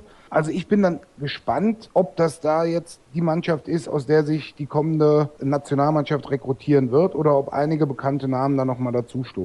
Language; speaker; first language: German; native; German